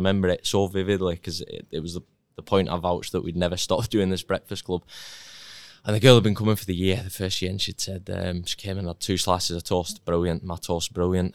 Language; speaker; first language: English; native; English